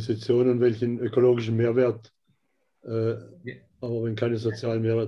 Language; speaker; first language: German; native; German